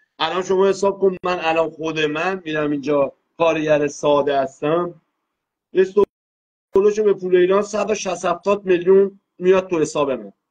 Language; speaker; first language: Persian; non-native, local second language; Azerbaijani